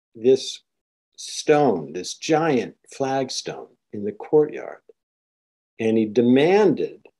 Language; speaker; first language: English; native; English